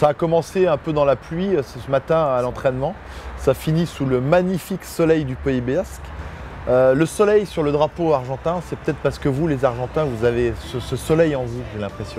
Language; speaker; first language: French; native; French